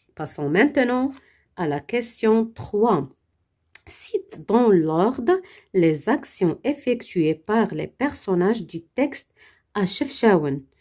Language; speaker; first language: French; non-native, local second language; Arabic